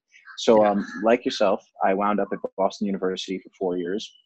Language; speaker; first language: English; native; English